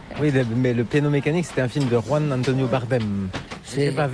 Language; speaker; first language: French; native; French